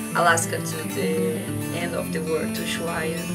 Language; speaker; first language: English; non-native, fluent; Portuguese